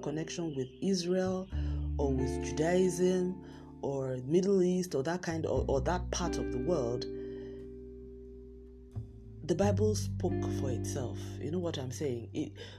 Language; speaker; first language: English; non-native, local second language; Yoruba